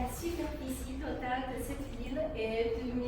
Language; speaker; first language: French; non-native, fluent; Chinese